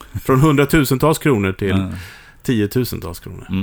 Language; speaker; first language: Swedish; native; Swedish